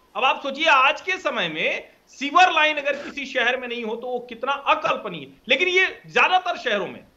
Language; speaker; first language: Hindi; native; Hindi